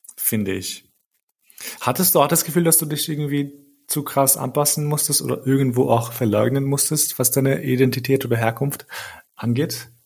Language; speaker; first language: German; early bilingual, other home language; Albanian